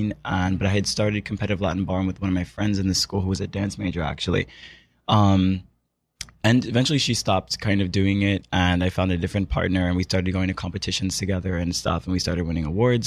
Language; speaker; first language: English; native; English